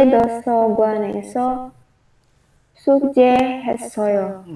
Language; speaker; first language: Korean; non-native, learner; Indonesian